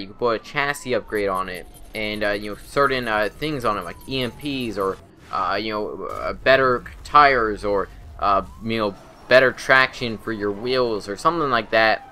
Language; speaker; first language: English; native; English